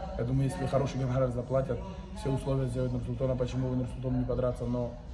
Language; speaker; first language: Russian; non-native, local second language; Uzbek